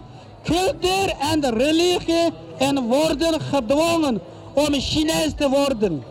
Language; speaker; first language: Dutch; non-native, learner; Uyghur